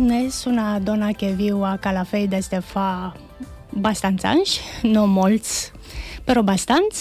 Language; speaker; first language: Catalan; non-native, fluent; Romanian